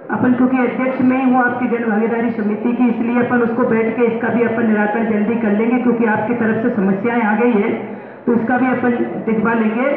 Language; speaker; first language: Hindi; native; Hindi